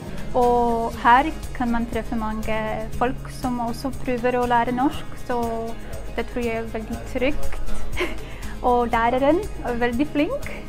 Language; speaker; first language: Norwegian; non-native, fluent; Polish